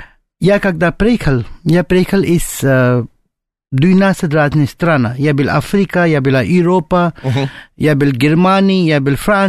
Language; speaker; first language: Russian; non-native, learner; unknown